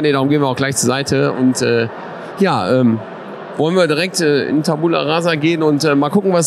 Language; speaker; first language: German; native; German